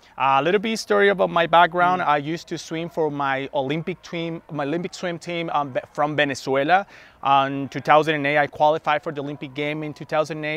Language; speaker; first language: English; non-native, fluent; Spanish